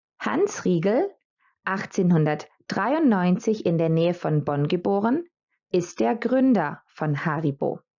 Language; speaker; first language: German; non-native, fluent; Croatian